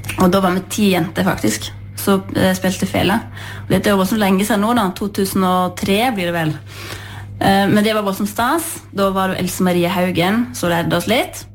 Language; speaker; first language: Norwegian; native; Norwegian